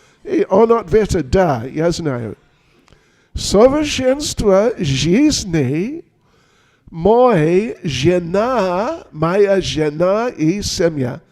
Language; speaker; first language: Russian; non-native, learner; English